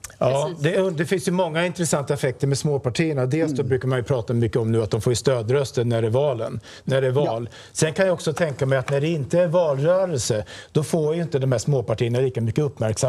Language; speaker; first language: Swedish; native; Swedish